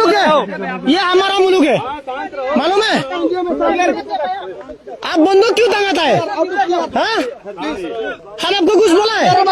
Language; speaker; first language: Hindi; non-native, learner; Bangla